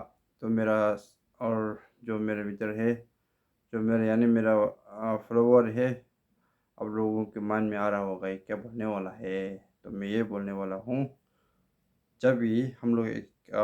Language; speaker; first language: Hindi; non-native, local second language; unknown